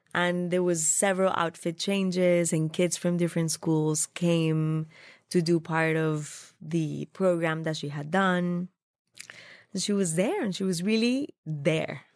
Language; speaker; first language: English; non-native, fluent; Spanish